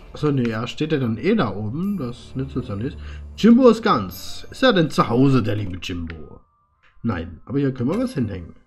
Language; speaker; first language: German; native; German